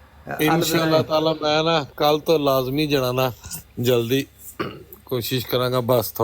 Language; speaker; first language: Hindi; non-native, local second language; Punjabi